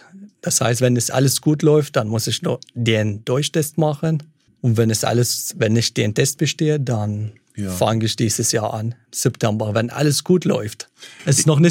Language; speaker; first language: German; non-native, fluent; Arabic